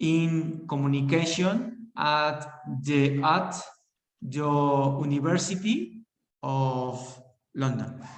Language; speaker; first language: English; non-native, learner; Spanish